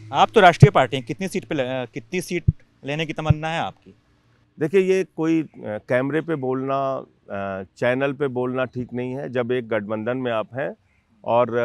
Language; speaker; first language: Hindi; native; Hindi